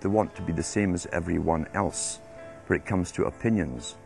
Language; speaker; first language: English; native; English